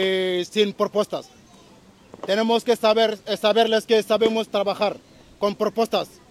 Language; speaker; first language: Spanish; non-native, learner; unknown